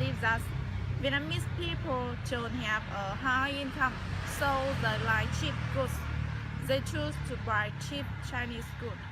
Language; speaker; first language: English; non-native, learner; Vietnamese